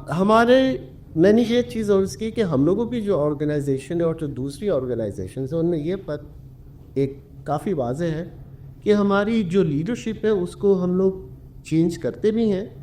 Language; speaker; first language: Urdu; early bilingual, heritage; Urdu